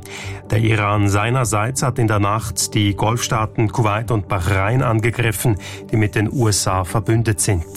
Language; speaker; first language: German; native; German